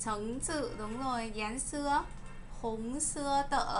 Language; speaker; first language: Chinese; non-native, learner; Vietnamese